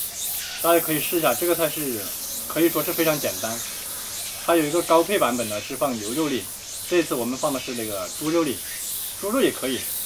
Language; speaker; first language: Chinese; native; Chinese